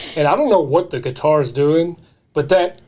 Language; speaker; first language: English; native; English